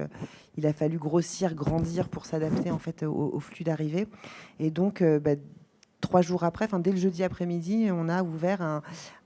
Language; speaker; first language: French; native; French